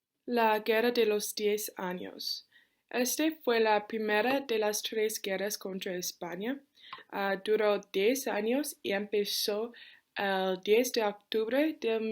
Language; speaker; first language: Spanish; non-native, learner; English